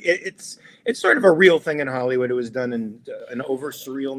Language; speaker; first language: English; native; English